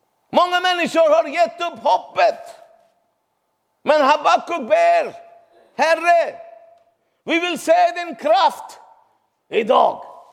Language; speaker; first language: Swedish; non-native, fluent; Urdu